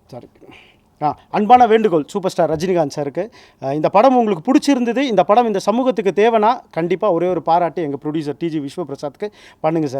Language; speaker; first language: Tamil; native; Tamil